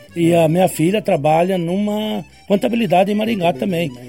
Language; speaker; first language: Portuguese; native; Portuguese